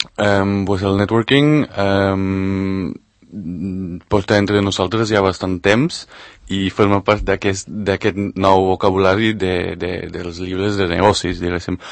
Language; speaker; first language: Catalan; non-native, fluent; Spanish